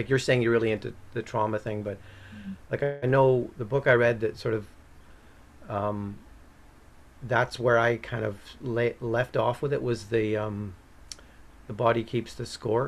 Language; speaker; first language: English; native; English